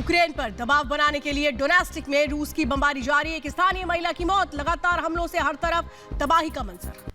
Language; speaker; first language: Hindi; native; Hindi